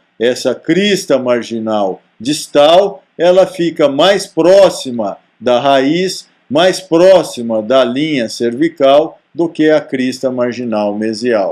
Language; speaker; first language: Portuguese; native; Portuguese